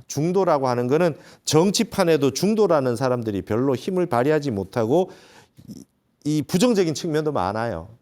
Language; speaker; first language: Korean; native; Korean